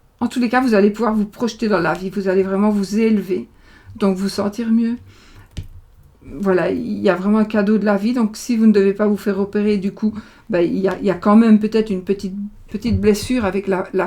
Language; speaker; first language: French; native; French